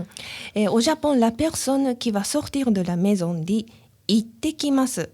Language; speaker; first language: French; non-native, learner; Japanese